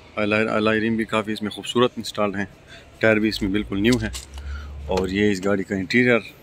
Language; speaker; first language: Urdu; non-native, local second language; Pashto